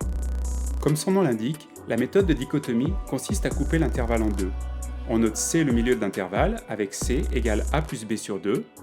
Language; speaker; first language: French; native; French